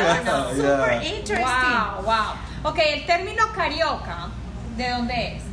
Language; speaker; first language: Spanish; native; Spanish